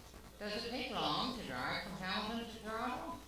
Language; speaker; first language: English; non-native, learner; Chinese